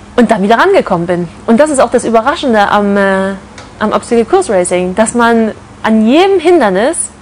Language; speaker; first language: German; native; German